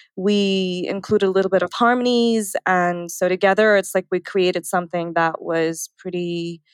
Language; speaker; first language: English; early bilingual, other home language; Arabic